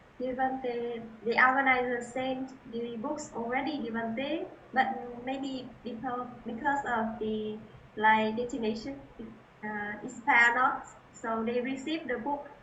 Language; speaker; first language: English; non-native, fluent; Vietnamese